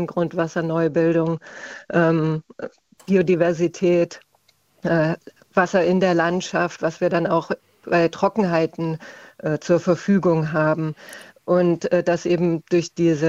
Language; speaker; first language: German; native; German